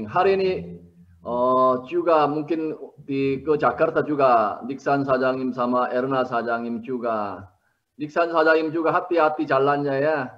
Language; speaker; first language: Indonesian; non-native, learner; Korean